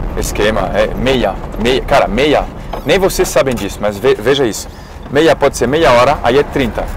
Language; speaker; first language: Portuguese; non-native, fluent; French